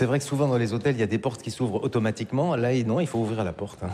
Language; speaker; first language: French; native; French